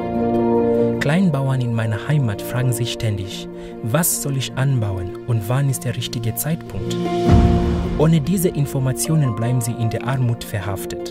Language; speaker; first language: German; non-native, fluent; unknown